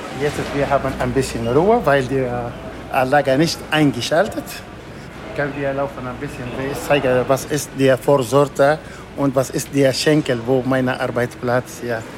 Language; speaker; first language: German; non-native, learner; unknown